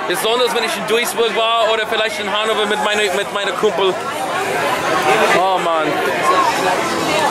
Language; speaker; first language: German; non-native, learner; English